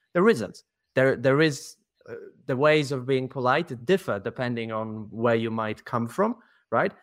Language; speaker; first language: English; non-native, fluent; Polish